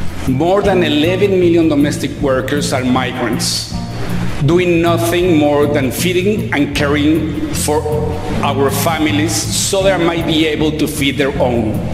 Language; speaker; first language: English; non-native, fluent; Spanish